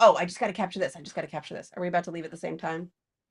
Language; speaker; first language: English; native; English